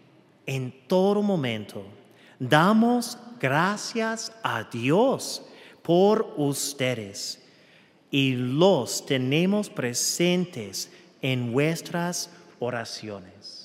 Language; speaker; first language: Spanish; non-native, fluent; English